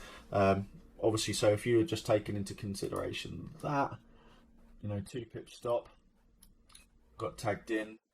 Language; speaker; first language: English; native; English